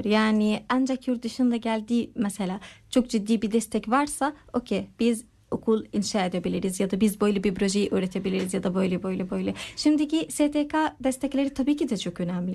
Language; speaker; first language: Turkish; non-native, learner; Arabic